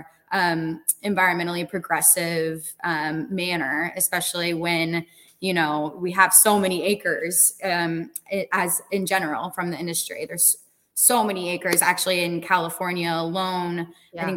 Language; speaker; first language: English; native; English